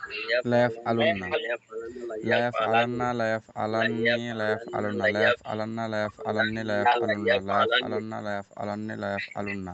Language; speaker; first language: Arabic; non-native, learner; Bangla